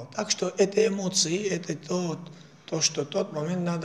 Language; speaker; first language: Russian; non-native, fluent; Georgian